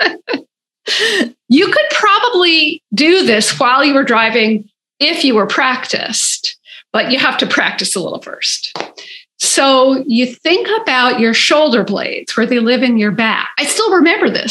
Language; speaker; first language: English; native; English